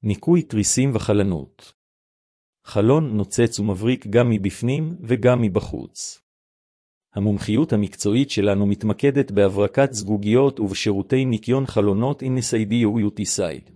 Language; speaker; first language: Hebrew; native; Hebrew